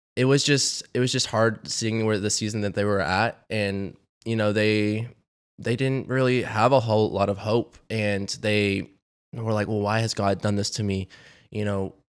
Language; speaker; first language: English; native; English